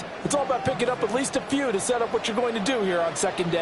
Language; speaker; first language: English; native; English